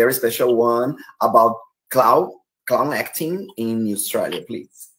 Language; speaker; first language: English; non-native, fluent; Portuguese